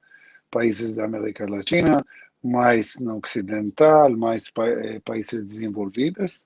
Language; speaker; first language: Portuguese; non-native, learner; Hebrew